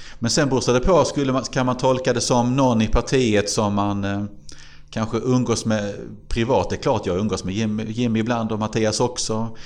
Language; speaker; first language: Swedish; native; Swedish